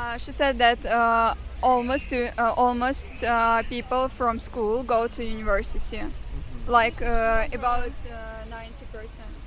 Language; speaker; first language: English; non-native, fluent; Armenian